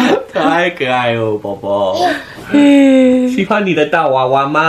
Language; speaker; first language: Chinese; non-native, fluent; English